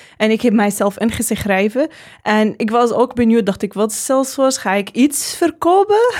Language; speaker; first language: Dutch; non-native, learner; Arabic